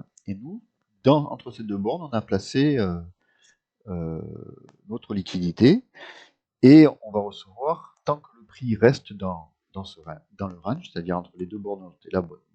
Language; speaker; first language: French; native; French